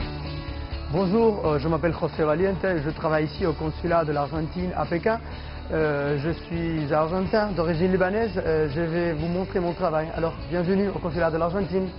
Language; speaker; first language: French; non-native, fluent; Spanish